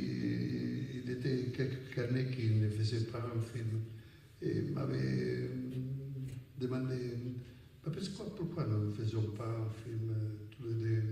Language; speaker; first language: French; non-native, fluent; Italian